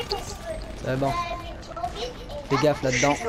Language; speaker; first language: French; native; French